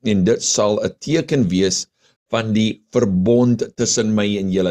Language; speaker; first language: Afrikaans; early bilingual, heritage; Afrikaans